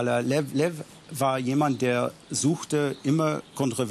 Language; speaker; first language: German; non-native, fluent; English